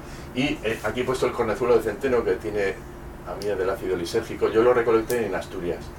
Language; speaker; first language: Spanish; native; Spanish